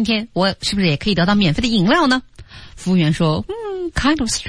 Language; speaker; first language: Chinese; native; Chinese